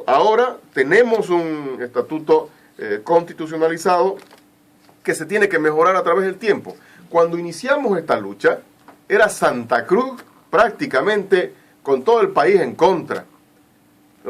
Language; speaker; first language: Spanish; native; Spanish